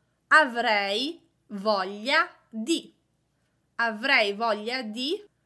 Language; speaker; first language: Italian; native; Italian